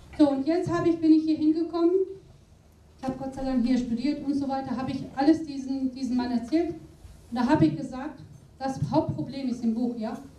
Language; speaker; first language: German; non-native, fluent; Aramaic